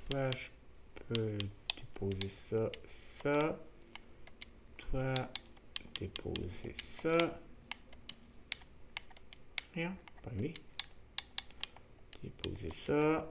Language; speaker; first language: French; native; French